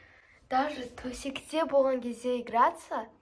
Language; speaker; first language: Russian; non-native, local second language; Kazakh